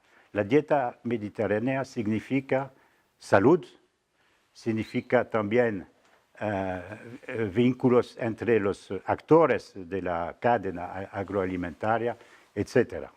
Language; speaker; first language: Spanish; non-native, fluent; French